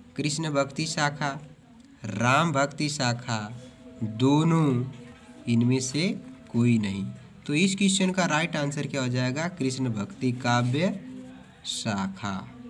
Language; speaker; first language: Hindi; native; Hindi